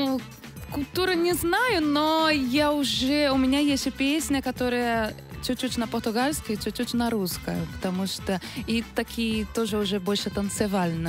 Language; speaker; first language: Russian; non-native, learner; Portuguese